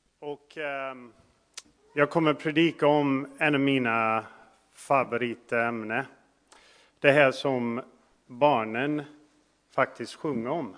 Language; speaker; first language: Swedish; non-native, fluent; English